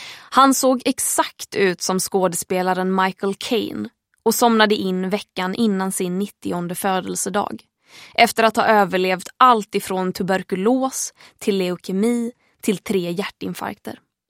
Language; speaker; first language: Swedish; early bilingual, heritage; Swedish